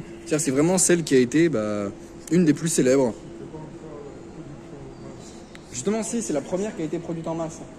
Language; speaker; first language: French; native; French